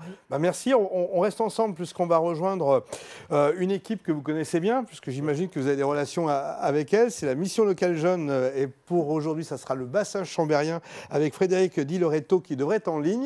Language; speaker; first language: French; native; French